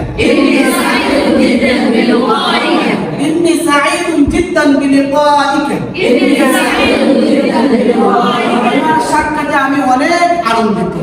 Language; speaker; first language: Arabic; non-native, fluent; Bangla